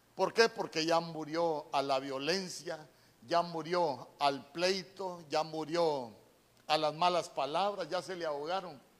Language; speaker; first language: Spanish; native; Spanish